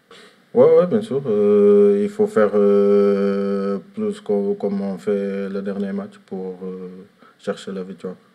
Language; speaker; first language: French; non-native, learner; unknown